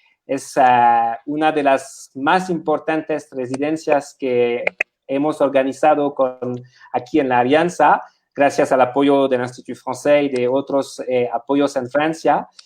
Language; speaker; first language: Spanish; non-native, fluent; French